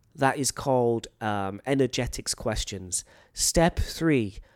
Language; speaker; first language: English; native; English